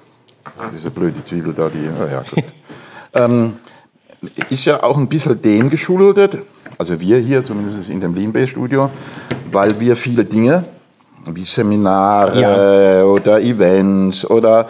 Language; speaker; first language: German; native; German